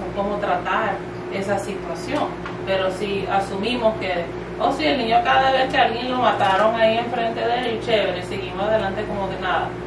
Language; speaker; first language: Spanish; early bilingual, heritage; Spanish